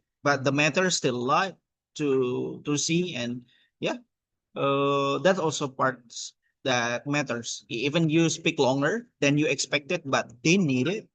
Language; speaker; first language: English; non-native, fluent; Indonesian